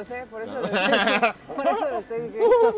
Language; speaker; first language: Spanish; native; Spanish